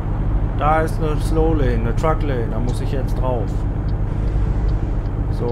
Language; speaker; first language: German; native; German